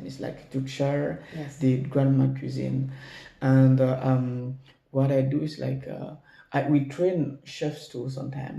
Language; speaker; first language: English; non-native, learner; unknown